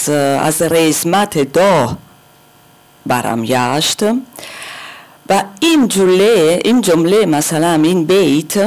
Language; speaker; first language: Persian; non-native, learner; German